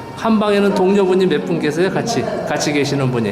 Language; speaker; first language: Korean; native; Korean